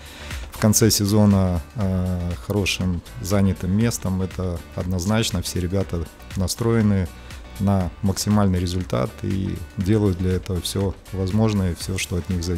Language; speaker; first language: Russian; native; Russian